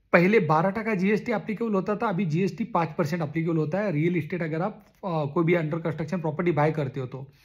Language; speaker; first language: Hindi; non-native, local second language; Marathi